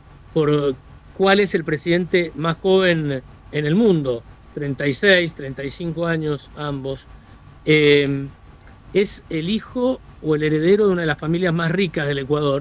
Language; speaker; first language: Spanish; native; Spanish